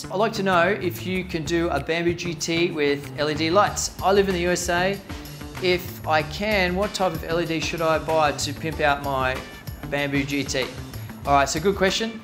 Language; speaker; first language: English; native; English